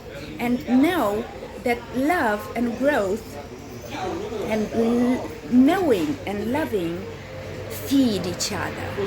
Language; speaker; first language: English; non-native, fluent; Italian